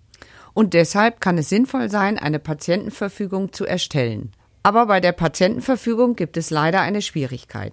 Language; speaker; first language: German; native; German